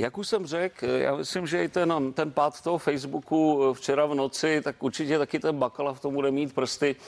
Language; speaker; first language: Czech; native; Czech